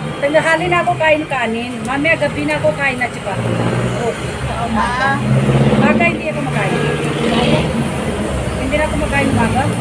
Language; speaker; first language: Filipino; non-native, learner; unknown